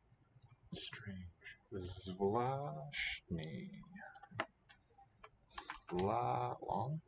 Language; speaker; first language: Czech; non-native, learner; English